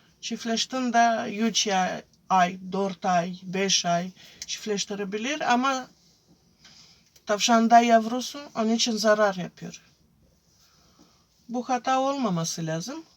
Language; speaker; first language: Turkish; non-native, fluent; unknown